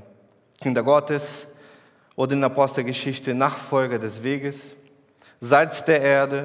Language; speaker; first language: German; non-native, fluent; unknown